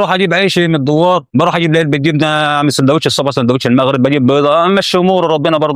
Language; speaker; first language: Arabic; native; Arabic